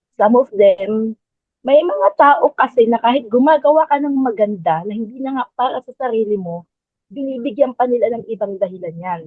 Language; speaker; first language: Filipino; native; Filipino